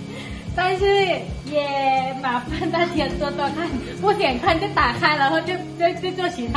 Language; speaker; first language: Chinese; non-native, fluent; Thai